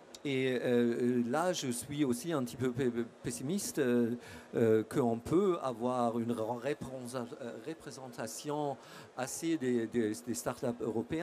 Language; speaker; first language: French; non-native, fluent; German